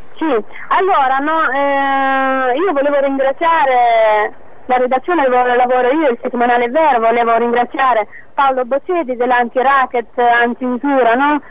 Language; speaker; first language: Italian; non-native, fluent; Albanian